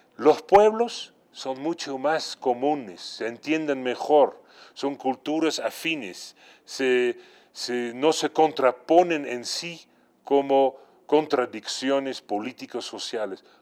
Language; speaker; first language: Spanish; non-native, fluent; Dutch